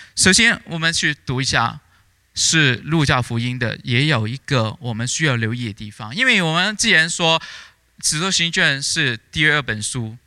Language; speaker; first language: Chinese; native; Chinese